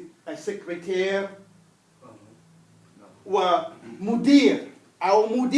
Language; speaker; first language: Arabic; non-native, fluent; English